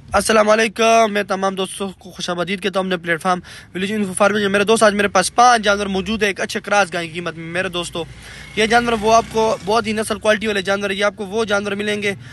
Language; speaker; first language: Urdu; non-native, local second language; Punjabi